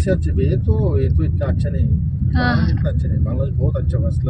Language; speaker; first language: Hindi; non-native, learner; Bangla